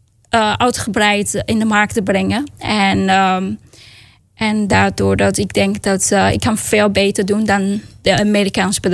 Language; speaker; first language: Dutch; non-native, learner; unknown